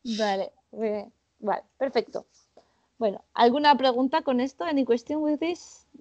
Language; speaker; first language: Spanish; native; Spanish